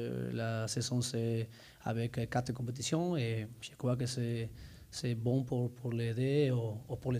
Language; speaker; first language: French; non-native, learner; Spanish